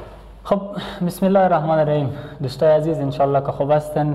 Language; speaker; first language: Persian; native; Persian